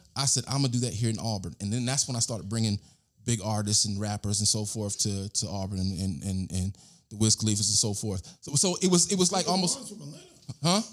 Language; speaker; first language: English; native; English